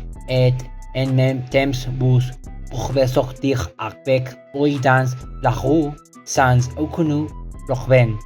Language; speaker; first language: French; non-native, learner; Spanish